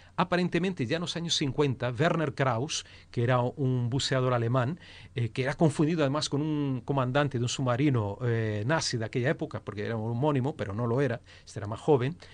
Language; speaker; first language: Spanish; early bilingual, heritage; Spanish